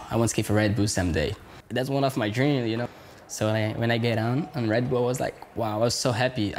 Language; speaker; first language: English; non-native, learner; Portuguese